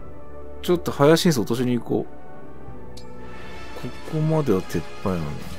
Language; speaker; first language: Japanese; native; Japanese